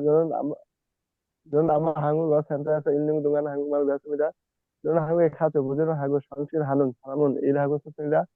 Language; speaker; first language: Korean; non-native, learner; Bangla